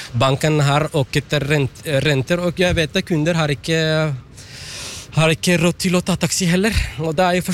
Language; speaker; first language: Norwegian; non-native, fluent; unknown